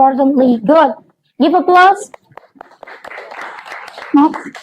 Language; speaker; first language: English; non-native, local second language; Indonesian